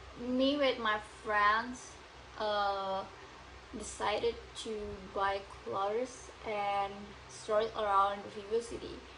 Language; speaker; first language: English; non-native, learner; Indonesian